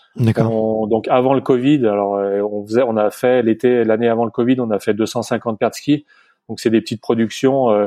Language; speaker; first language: French; native; French